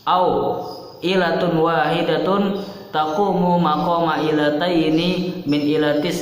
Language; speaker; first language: Arabic; non-native, learner; Indonesian